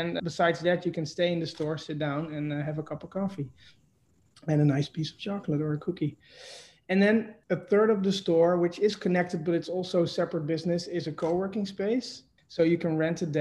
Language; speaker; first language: English; non-native, fluent; Dutch